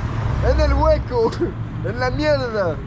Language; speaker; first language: Spanish; non-native, learner; French